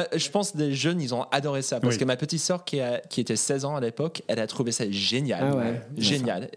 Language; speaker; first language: French; non-native, fluent; Norwegian